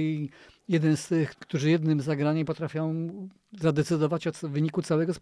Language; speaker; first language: Polish; native; Polish